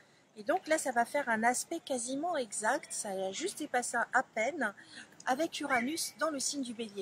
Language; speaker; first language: French; native; French